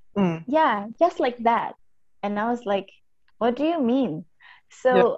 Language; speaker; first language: English; non-native, fluent; Indonesian